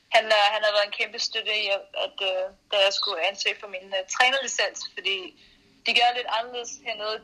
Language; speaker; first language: Danish; native; Danish